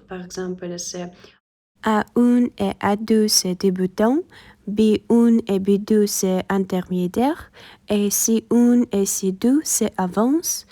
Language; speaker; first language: French; non-native, learner; Russian